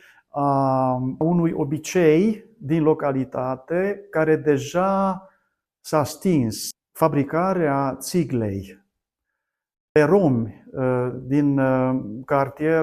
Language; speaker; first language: Romanian; non-native, local second language; Hungarian